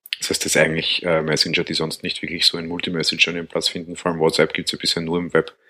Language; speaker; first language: German; native; German